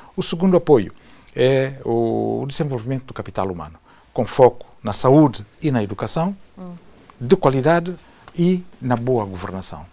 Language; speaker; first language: Portuguese; native; Portuguese